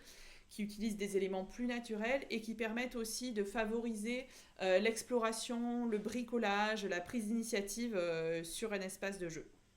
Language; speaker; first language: French; native; French